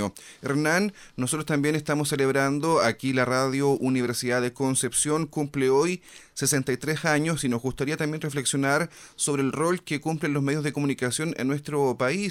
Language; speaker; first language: Spanish; native; Spanish